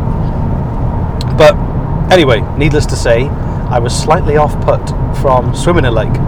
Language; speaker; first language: English; native; English